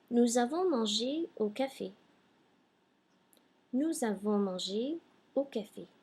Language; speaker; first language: French; non-native, fluent; English